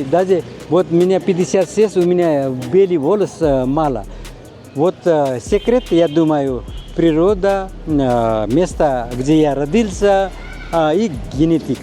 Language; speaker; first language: Russian; non-native, fluent; Nepali